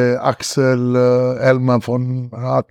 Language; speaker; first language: German; non-native, learner; Italian